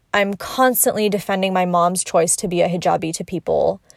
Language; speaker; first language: English; native; English